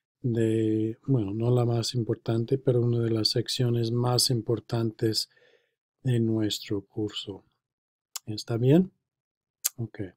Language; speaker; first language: Spanish; non-native, fluent; English